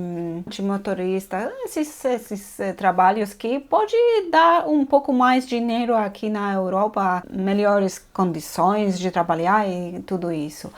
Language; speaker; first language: Portuguese; non-native, fluent; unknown